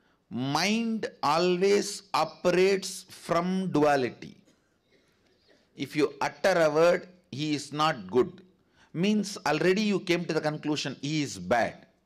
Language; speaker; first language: English; non-native, local second language; Tamil